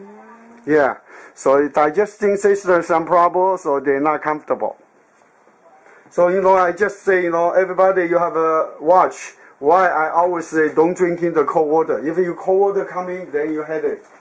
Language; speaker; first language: English; non-native, learner; Chinese